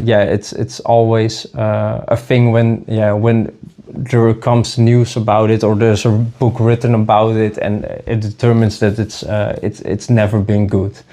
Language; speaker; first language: English; non-native, fluent; Dutch